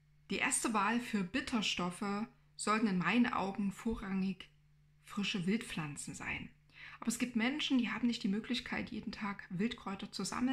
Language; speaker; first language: German; native; German